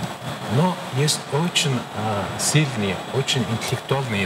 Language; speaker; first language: Russian; non-native, fluent; Mongolian